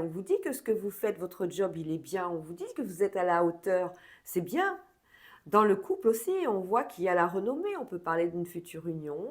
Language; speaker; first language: French; native; French